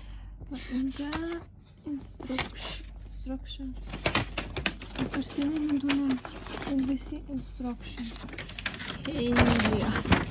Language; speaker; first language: Persian; non-native, learner; Ukrainian